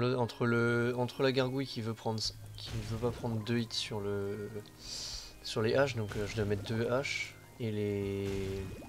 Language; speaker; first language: French; native; French